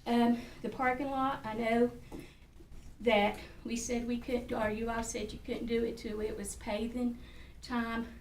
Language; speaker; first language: English; native; English